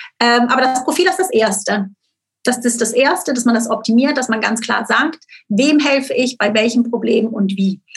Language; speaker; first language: German; native; German